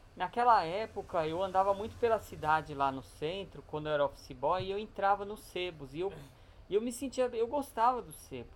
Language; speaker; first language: Portuguese; native; Portuguese